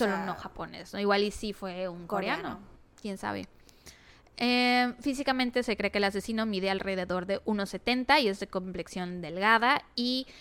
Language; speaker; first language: Spanish; native; Spanish